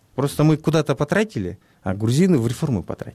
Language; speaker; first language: Russian; non-native, local second language; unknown